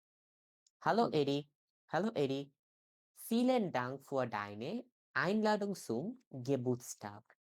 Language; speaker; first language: German; non-native, learner; Bangla